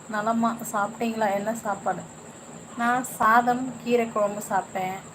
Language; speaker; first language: Tamil; non-native, local second language; Telugu